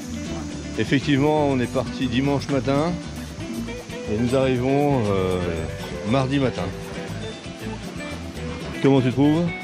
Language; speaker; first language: French; native; French